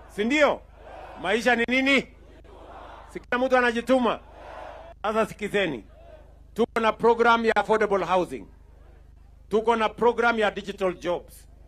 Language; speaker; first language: Swahili; non-native, local second language; Kalenjin